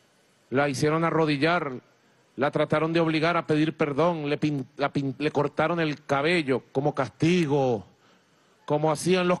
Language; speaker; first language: Spanish; native; Spanish